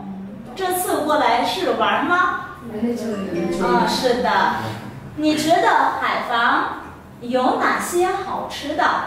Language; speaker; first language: Chinese; non-native, fluent; Vietnamese